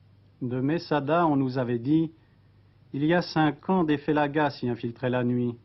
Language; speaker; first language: French; native; French